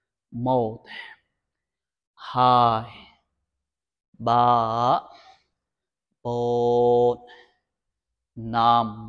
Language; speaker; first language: Vietnamese; non-native, learner; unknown